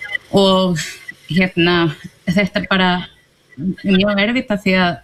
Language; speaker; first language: Icelandic; non-native, fluent; Spanish